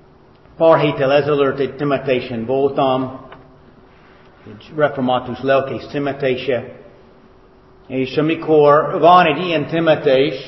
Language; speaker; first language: Hungarian; non-native, fluent; English